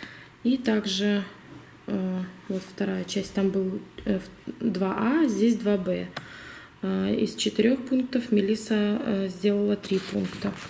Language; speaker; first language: Russian; native; Russian